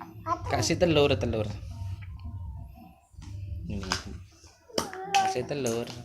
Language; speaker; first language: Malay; non-native, local second language; Javanese